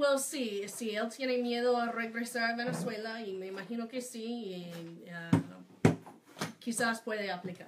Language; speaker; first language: Spanish; non-native, fluent; English